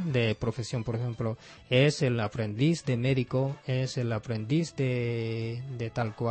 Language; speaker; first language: Spanish; non-native, fluent; Japanese